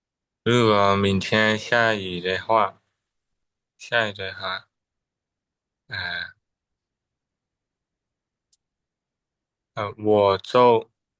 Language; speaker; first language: Chinese; non-native, learner; Burmese